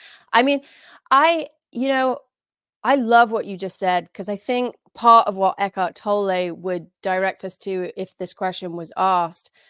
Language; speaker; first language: English; native; English